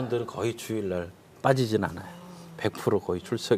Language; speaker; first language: Korean; native; Korean